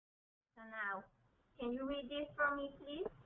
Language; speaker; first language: English; non-native, fluent; Spanish